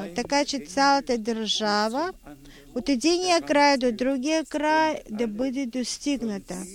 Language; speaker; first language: Bulgarian; non-native, fluent; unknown